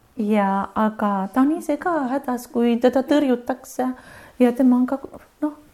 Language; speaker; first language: Estonian; native; Estonian